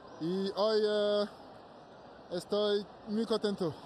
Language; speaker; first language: Spanish; non-native, learner; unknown